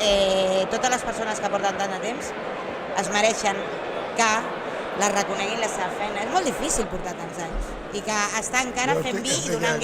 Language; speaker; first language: Catalan; native; Catalan